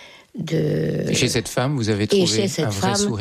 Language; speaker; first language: French; native; French